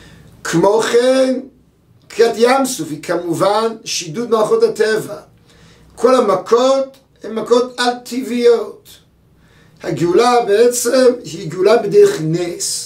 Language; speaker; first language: Hebrew; native; Hebrew